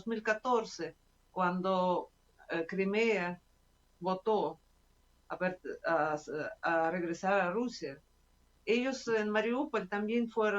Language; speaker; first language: Spanish; non-native, fluent; Russian